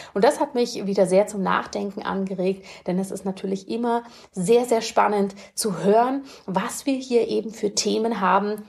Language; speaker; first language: German; native; German